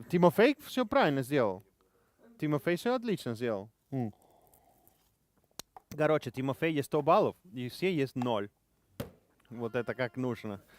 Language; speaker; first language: Russian; non-native, learner; Spanish